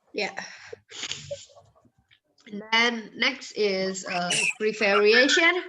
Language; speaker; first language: English; non-native, fluent; Indonesian